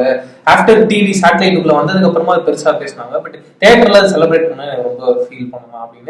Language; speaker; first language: Tamil; native; Tamil